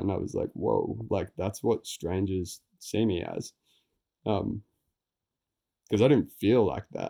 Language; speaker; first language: English; native; English